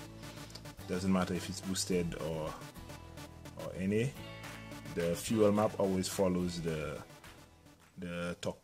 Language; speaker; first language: English; native; English